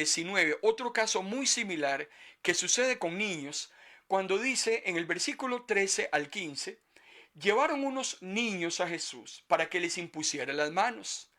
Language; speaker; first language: Spanish; native; Spanish